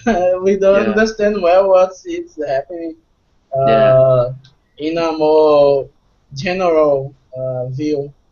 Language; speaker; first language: English; non-native, fluent; Portuguese